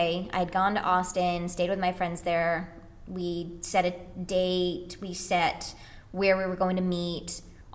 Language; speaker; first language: English; native; English